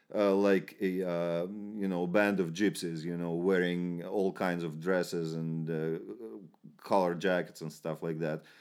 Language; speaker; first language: English; non-native, fluent; Russian